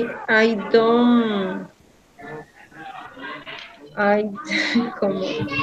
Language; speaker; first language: English; non-native, learner; Spanish